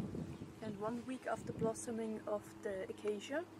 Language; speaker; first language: English; non-native, fluent; German